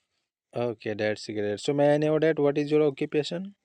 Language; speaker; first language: English; non-native, learner; Hindi